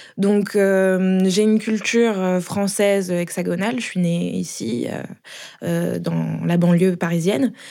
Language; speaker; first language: French; native; French